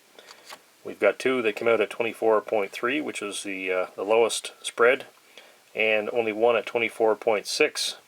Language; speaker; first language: English; native; English